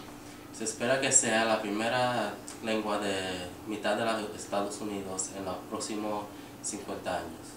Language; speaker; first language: Spanish; non-native, fluent; English